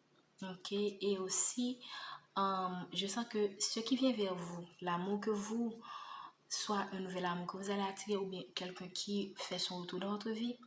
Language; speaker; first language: French; native; French